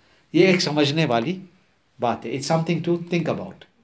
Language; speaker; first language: English; early bilingual, other home language; Urdu